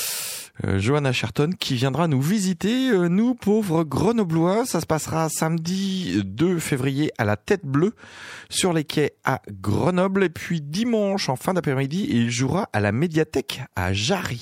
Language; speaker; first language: French; native; French